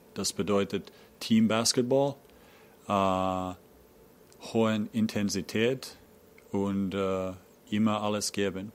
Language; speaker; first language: German; non-native, learner; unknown